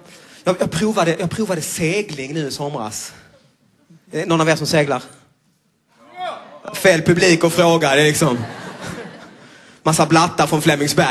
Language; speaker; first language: Swedish; native; Swedish